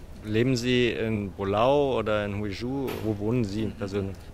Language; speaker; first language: German; native; German